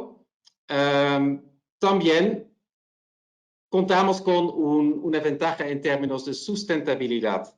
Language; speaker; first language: Spanish; non-native, fluent; Dutch